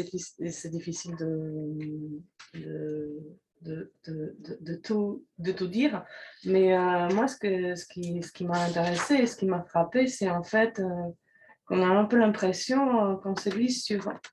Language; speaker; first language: French; non-native, fluent; Polish